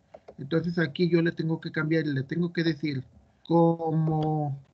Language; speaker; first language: Spanish; native; Spanish